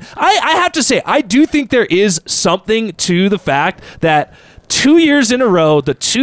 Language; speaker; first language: English; native; English